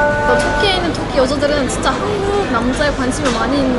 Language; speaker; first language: Korean; non-native, fluent; Turkish